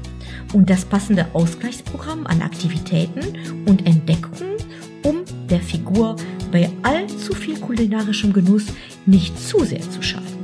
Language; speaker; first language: German; native; German